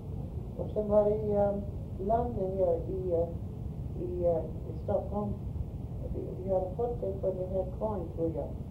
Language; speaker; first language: Swedish; early bilingual, heritage; Swedish